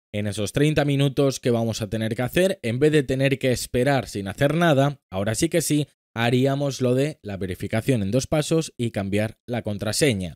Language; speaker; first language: Spanish; native; Spanish